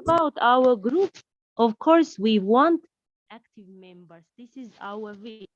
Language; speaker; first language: English; non-native, learner; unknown